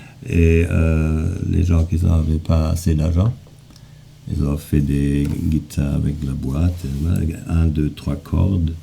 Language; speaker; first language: French; non-native, fluent; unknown